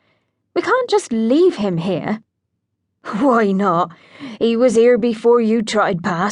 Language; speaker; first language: English; native; English